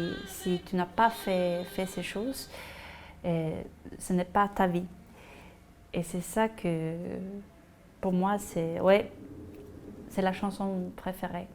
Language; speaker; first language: French; non-native, fluent; Swedish